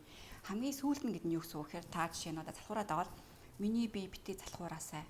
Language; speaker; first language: Mongolian; native; Mongolian